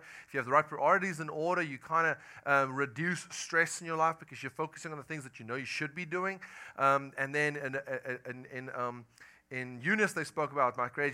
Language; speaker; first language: English; non-native, local second language; Afrikaans